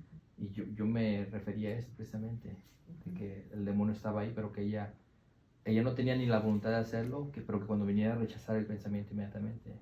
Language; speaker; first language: Spanish; native; Spanish